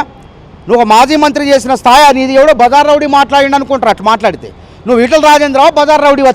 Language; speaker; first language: Telugu; native; Telugu